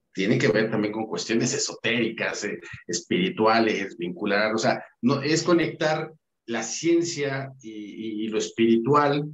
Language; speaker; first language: Spanish; native; Spanish